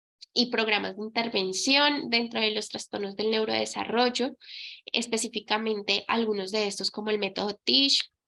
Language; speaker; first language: Spanish; native; Spanish